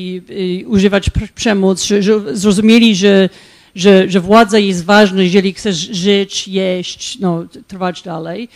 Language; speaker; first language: Polish; non-native, fluent; English